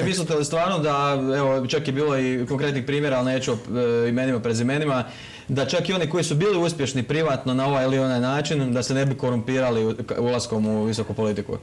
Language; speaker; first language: Croatian; native; Croatian